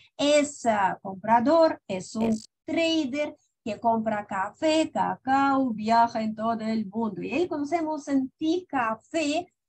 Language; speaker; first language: Spanish; non-native, fluent; Russian